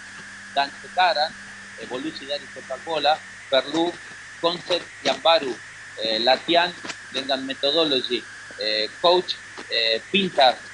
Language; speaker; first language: Indonesian; non-native, learner; Spanish